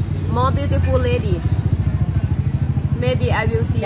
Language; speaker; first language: English; non-native, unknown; Thai